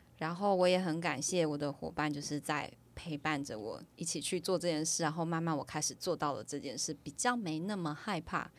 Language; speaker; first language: Chinese; native; Chinese